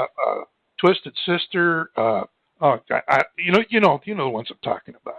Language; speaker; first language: English; native; English